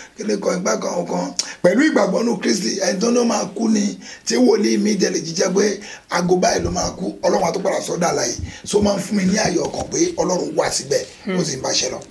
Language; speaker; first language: Yoruba; non-native, local second language; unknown